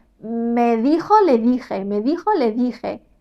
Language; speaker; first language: Spanish; non-native, fluent; Arabic